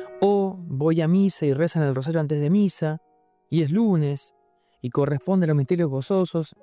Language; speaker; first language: Spanish; native; Spanish